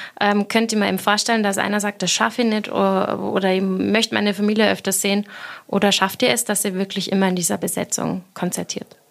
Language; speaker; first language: German; native; German